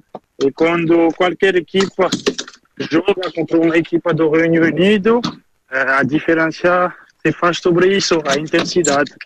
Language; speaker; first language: Portuguese; early bilingual, heritage; French